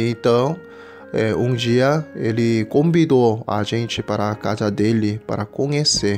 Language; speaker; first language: Portuguese; non-native, fluent; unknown